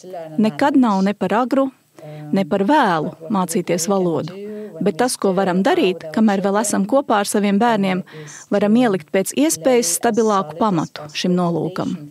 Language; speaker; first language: Latvian; native; Latvian